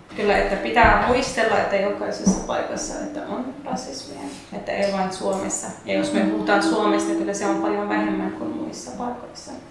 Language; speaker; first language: Finnish; non-native, learner; Arabic